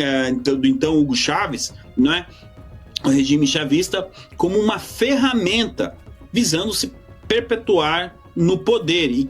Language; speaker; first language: Portuguese; native; Portuguese